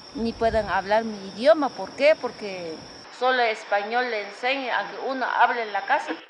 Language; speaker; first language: Spanish; non-native, local second language; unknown